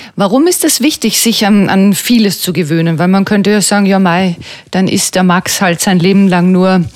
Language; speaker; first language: German; native; German